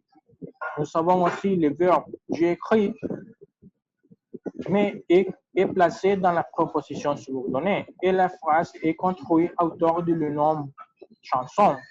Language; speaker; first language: French; non-native, learner; Spanish